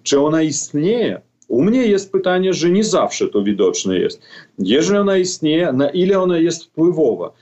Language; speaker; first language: Polish; non-native, fluent; Belarusian